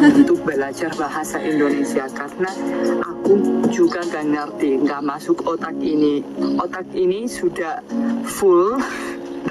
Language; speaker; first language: Indonesian; non-native, fluent; Spanish